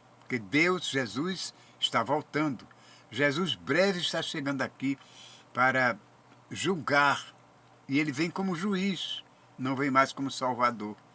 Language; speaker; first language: Portuguese; native; Portuguese